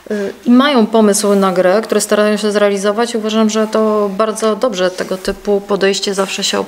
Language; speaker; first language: Polish; native; Polish